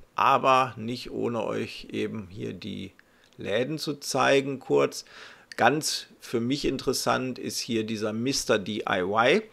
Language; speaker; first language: German; native; German